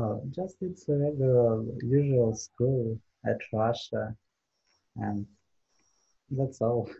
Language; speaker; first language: English; non-native, learner; Russian